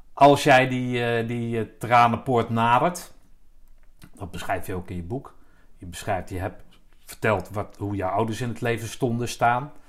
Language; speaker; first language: Dutch; native; Dutch